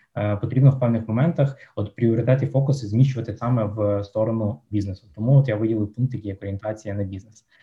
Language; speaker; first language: Ukrainian; non-native, local second language; Russian